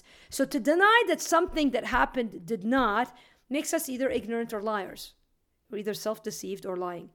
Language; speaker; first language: English; native; English